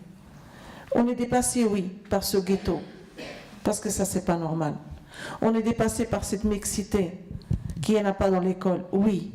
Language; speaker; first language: French; non-native, fluent; Arabic